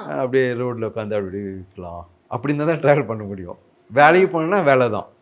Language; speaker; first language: Tamil; native; Tamil